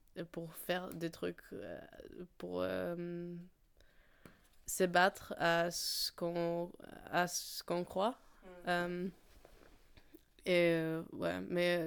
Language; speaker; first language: French; non-native, fluent; Polish